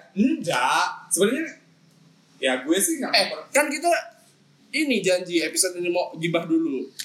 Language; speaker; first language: Indonesian; non-native, local second language; Javanese